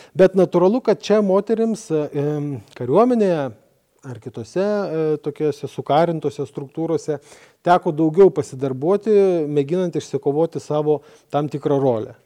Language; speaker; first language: Lithuanian; non-native, fluent; Swedish